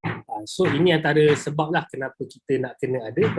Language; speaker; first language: Malay; native; Malay